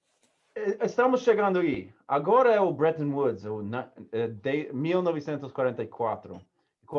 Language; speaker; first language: Portuguese; non-native, learner; English